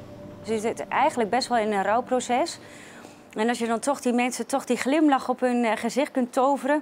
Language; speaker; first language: Dutch; native; Dutch